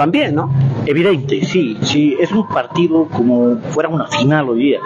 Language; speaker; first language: Spanish; native; Spanish